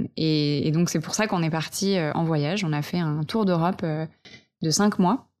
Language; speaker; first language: French; native; French